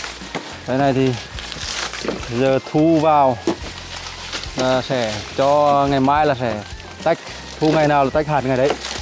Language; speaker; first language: Vietnamese; native; Vietnamese